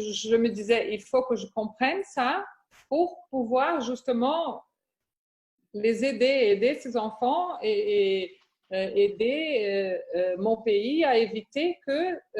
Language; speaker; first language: French; non-native, fluent; Portuguese